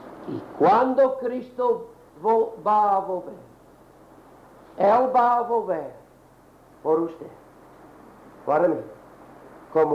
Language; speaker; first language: Spanish; non-native, learner; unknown